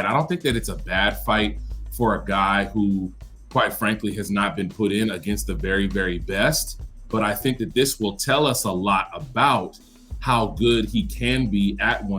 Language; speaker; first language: English; native; English